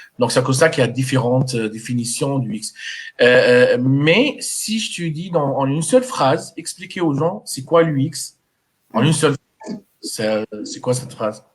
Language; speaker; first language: French; non-native, local second language; Arabic